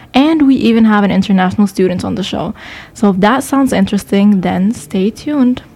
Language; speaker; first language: English; early bilingual, other home language; German